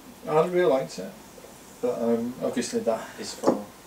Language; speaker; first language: English; native; English